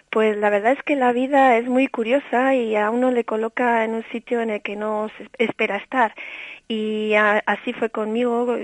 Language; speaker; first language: Spanish; early bilingual, heritage; Spanish